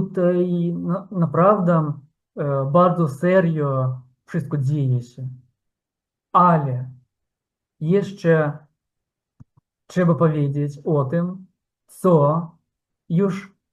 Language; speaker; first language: Polish; non-native, fluent; Ukrainian